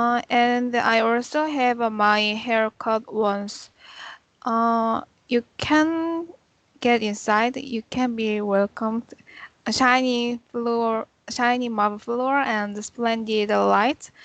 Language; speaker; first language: English; non-native, learner; Korean